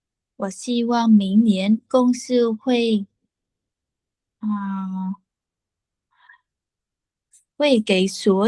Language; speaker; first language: Chinese; non-native, learner; Vietnamese